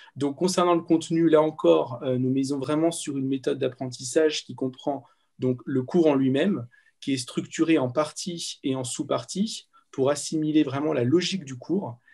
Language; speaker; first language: French; native; French